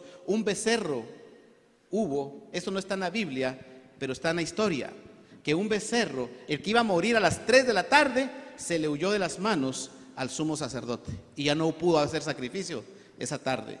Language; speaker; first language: Spanish; native; Spanish